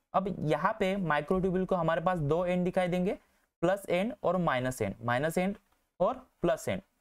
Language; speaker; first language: Hindi; non-native, local second language; Marathi